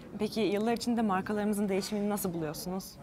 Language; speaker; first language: Turkish; native; Turkish